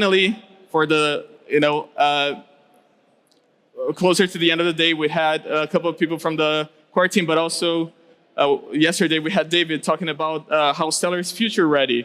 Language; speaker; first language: English; non-native, local second language; Portuguese